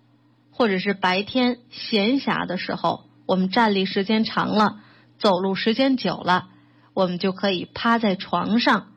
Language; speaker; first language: Chinese; native; Chinese